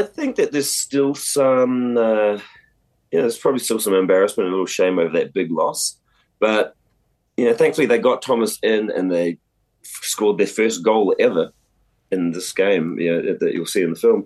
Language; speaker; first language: English; native; English